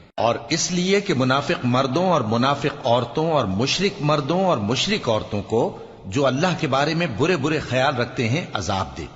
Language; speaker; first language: Urdu; native; Urdu